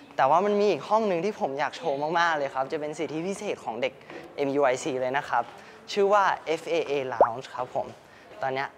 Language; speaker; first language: Thai; early bilingual, heritage; Thai